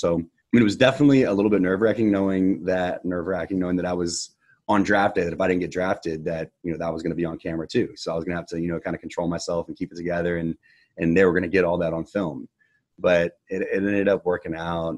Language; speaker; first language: English; native; English